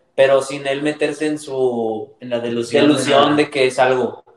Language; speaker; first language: Spanish; native; Spanish